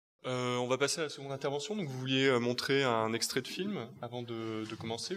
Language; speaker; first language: French; native; French